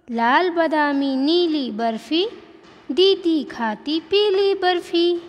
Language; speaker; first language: Hindi; non-native, local second language; Marathi